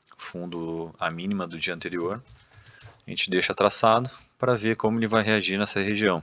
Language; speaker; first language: Portuguese; native; Portuguese